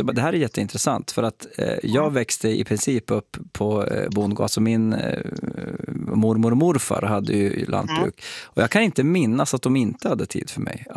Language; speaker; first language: Swedish; native; Swedish